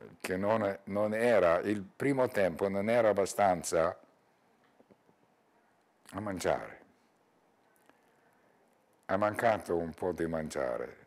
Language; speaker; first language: Italian; non-native, learner; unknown